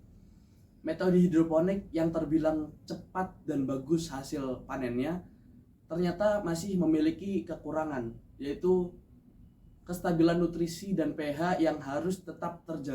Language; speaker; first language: Indonesian; non-native, local second language; Javanese